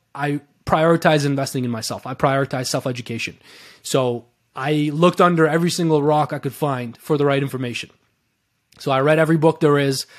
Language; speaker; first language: English; early bilingual, other home language; Persian